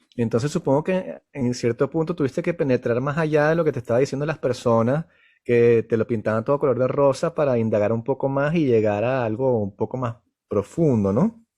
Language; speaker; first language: Spanish; native; Spanish